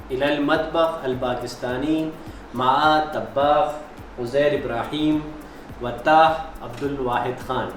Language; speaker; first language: Arabic; non-native, learner; Urdu